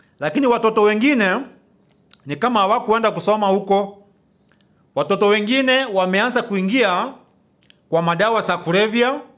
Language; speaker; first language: Swahili; non-native, local second language; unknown